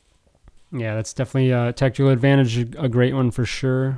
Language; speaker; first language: English; native; English